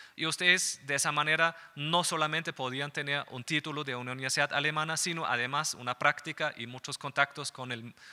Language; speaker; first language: Spanish; non-native, fluent; German